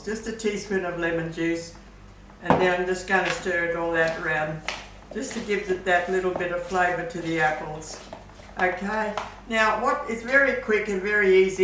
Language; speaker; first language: English; native; English